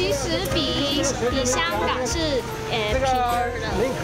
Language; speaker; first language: Chinese; non-native, local second language; Cantonese